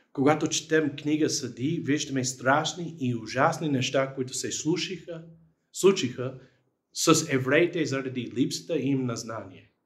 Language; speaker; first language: Bulgarian; non-native, fluent; English